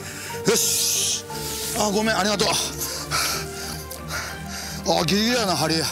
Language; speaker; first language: Japanese; native; Japanese